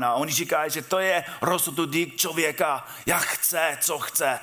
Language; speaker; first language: Czech; non-native, fluent; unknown